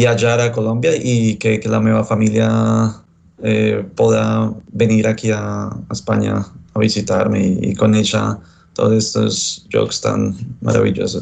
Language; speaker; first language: Catalan; non-native, fluent; Spanish